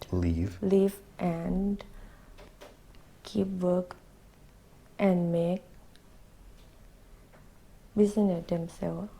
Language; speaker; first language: English; non-native, learner; Thai